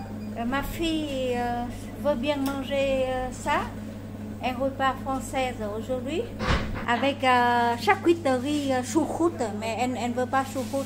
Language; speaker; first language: French; non-native, learner; Vietnamese